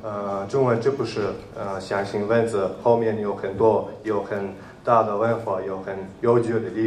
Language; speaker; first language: Chinese; non-native, learner; Georgian